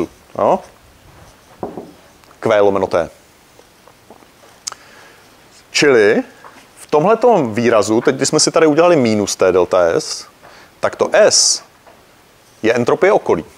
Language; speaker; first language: Czech; native; Czech